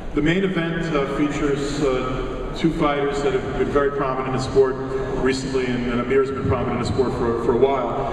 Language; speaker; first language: English; native; English